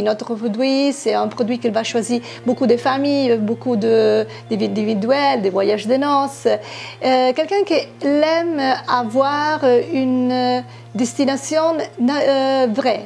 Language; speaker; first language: French; non-native, fluent; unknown